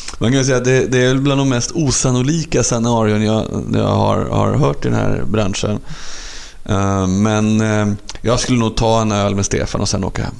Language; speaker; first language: Swedish; native; Swedish